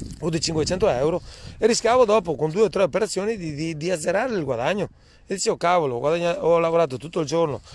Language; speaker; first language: Italian; native; Italian